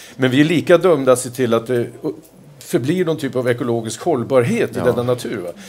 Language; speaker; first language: Swedish; native; Swedish